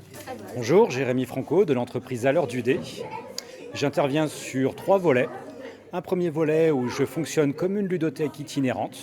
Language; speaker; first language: French; native; French